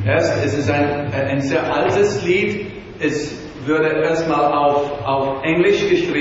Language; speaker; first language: German; non-native, learner; English